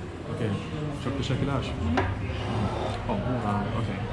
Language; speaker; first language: Turkish; non-native, learner; English